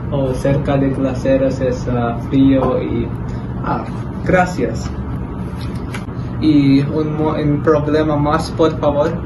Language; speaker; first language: Spanish; non-native, learner; English